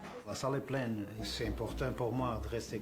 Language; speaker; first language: French; non-native, fluent; Portuguese